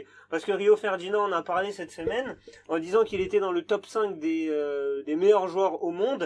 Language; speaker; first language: French; native; French